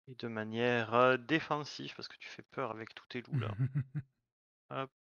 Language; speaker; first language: French; native; French